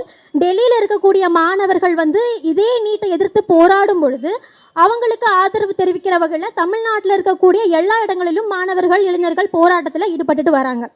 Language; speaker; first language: Tamil; native; Tamil